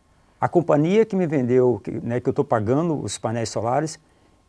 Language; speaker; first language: Portuguese; native; Portuguese